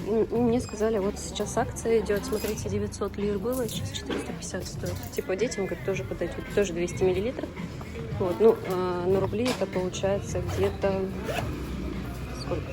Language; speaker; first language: Russian; native; Russian